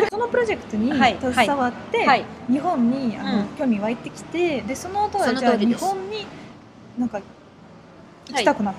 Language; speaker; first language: Japanese; non-native, fluent; Russian